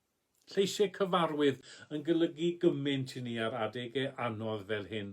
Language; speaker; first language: Welsh; native; Welsh